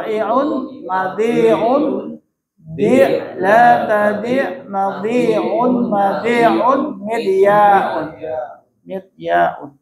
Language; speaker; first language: Arabic; non-native, fluent; Indonesian